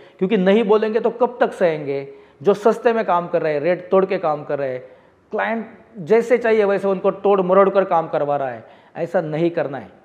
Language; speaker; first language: Hindi; non-native, local second language; Marathi